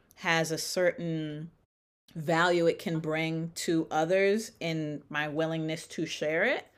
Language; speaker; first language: English; native; English